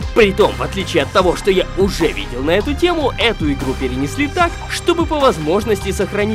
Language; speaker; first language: Russian; native; Russian